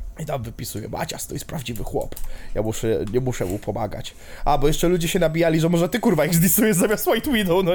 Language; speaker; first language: Polish; native; Polish